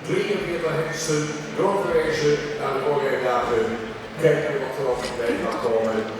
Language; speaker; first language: Dutch; native; Dutch